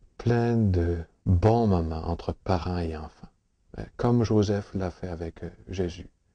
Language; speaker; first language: French; native; French